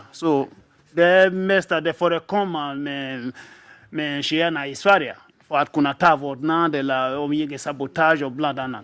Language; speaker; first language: Swedish; non-native, fluent; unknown